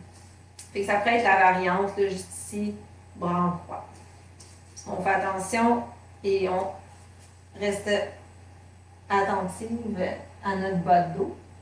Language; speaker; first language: French; native; French